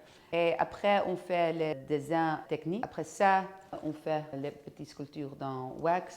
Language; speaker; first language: French; non-native, fluent; Dutch